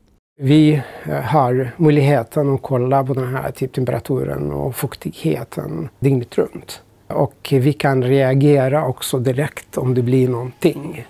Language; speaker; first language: Swedish; non-native, fluent; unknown